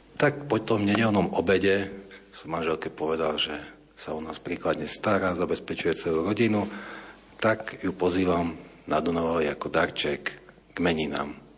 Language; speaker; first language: Slovak; native; Slovak